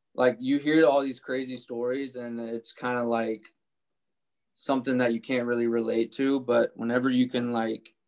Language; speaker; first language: English; native; English